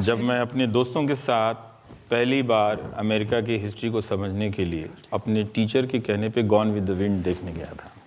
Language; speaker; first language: Hindi; native; Hindi